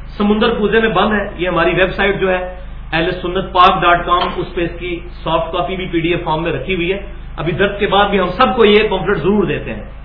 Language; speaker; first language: Urdu; non-native, local second language; Punjabi